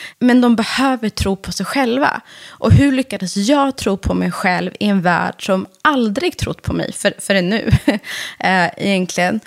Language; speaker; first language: Swedish; early bilingual, other home language; Persian